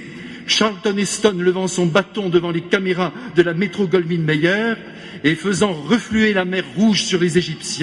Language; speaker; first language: French; native; French